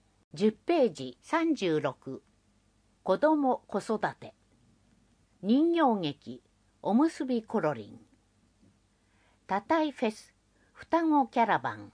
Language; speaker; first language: Japanese; native; Japanese